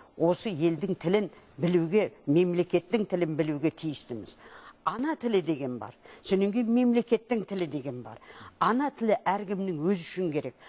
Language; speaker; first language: Kazakh; native; Kazakh